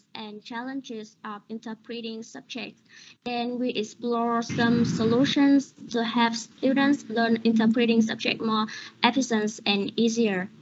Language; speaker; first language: English; non-native, learner; Vietnamese